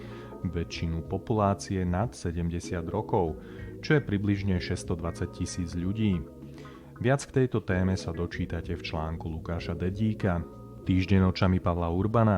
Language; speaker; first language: Slovak; native; Slovak